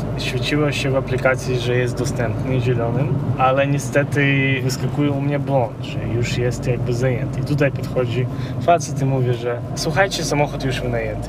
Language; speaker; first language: Polish; non-native, fluent; Ukrainian